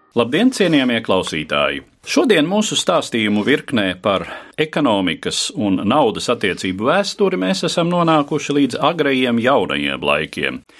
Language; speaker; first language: Latvian; native; Latvian